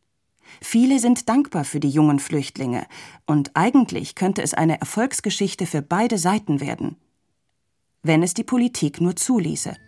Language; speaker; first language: German; native; German